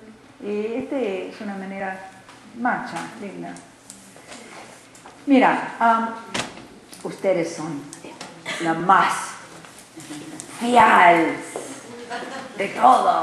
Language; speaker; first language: Spanish; non-native, learner; English